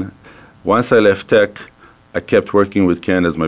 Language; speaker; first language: English; non-native, fluent; Hebrew